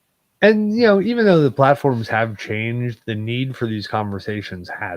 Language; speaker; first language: English; native; English